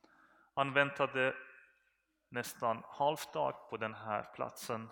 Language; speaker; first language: Swedish; non-native, learner; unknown